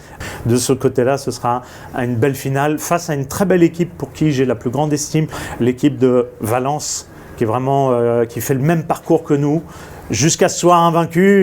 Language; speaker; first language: French; native; French